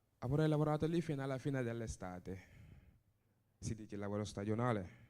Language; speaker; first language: Italian; non-native, fluent; Wolof